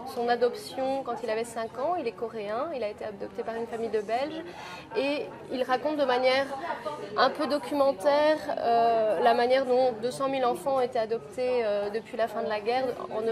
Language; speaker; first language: French; native; French